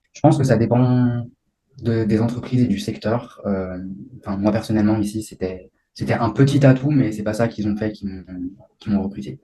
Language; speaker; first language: French; native; French